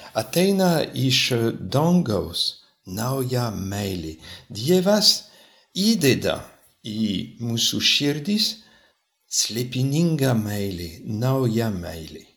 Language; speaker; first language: Lithuanian; non-native, fluent; French